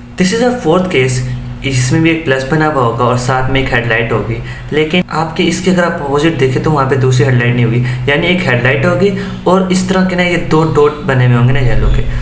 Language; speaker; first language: Urdu; native; Urdu